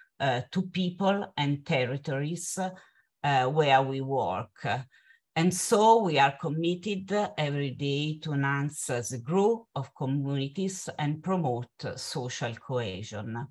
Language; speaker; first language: English; non-native, fluent; Italian